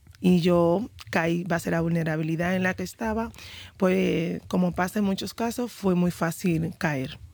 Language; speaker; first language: Spanish; native; Spanish